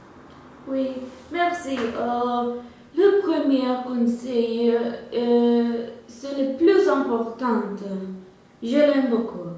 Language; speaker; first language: French; non-native, learner; Spanish